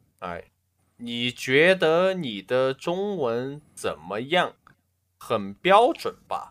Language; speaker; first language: Chinese; non-native, learner; English